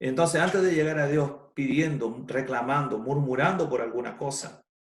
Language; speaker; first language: Spanish; native; Spanish